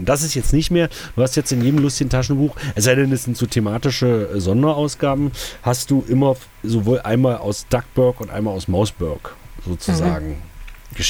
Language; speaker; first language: German; native; German